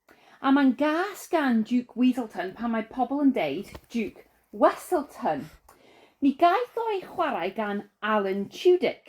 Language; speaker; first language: Welsh; non-native, learner; English